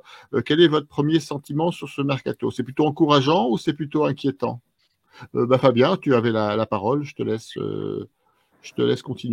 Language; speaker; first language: French; native; French